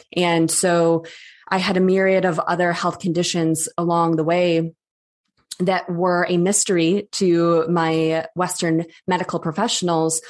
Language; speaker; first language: English; native; English